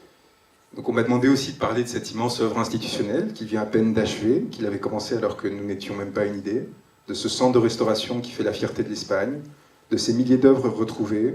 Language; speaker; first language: French; native; French